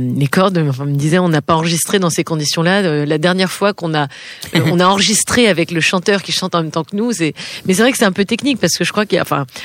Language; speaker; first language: French; native; French